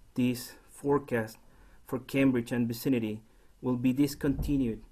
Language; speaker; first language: English; non-native, fluent; Spanish